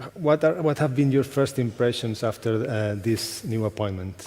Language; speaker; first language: English; non-native, fluent; Catalan